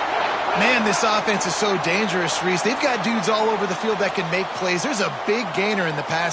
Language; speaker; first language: English; native; English